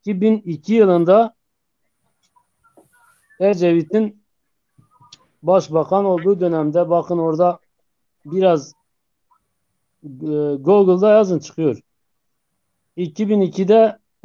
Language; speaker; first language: Turkish; non-native, local second language; Zaza